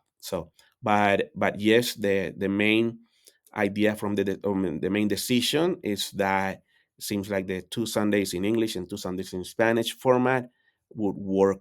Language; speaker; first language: English; non-native, fluent; Spanish